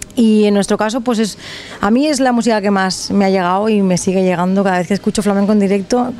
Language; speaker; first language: Spanish; native; Spanish